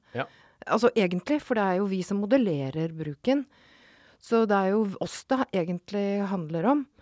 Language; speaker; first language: Norwegian; native; Norwegian